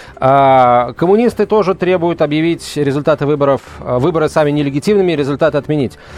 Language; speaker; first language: Russian; native; Russian